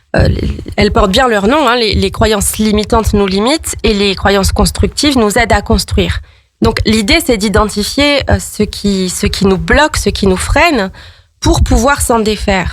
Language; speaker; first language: French; native; French